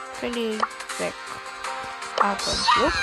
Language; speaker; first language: German; native; German